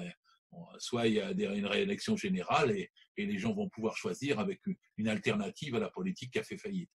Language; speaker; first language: French; native; French